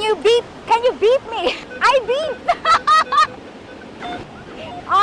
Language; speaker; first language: English; native; English